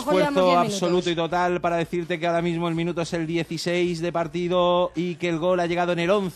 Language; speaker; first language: Spanish; native; Spanish